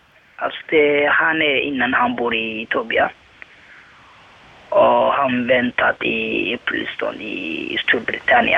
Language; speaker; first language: Swedish; non-native, learner; Somali